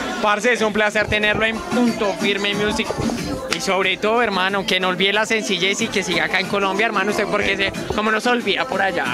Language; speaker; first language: Spanish; native; Spanish